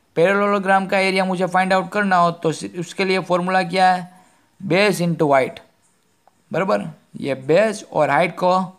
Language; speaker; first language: Hindi; non-native, local second language; Gujarati